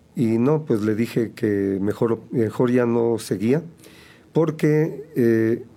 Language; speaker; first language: Spanish; native; Spanish